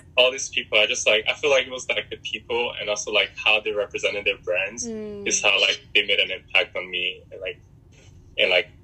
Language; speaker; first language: English; early bilingual, other home language; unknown